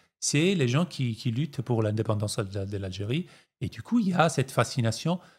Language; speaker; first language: French; non-native, fluent; Italian